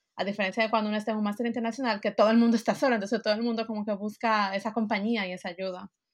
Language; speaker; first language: Spanish; native; Spanish